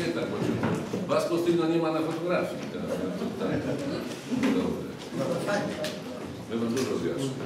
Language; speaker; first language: Polish; non-native, learner; Ukrainian